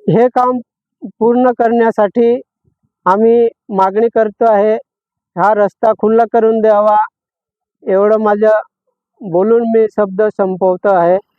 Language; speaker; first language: Marathi; non-native, local second language; Vasavi